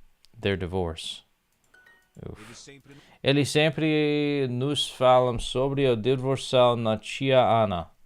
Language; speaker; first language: Portuguese; non-native, learner; English